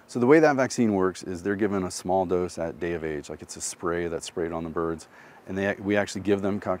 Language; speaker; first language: English; native; English